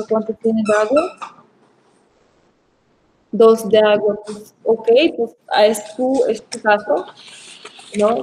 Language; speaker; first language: Spanish; non-native, fluent; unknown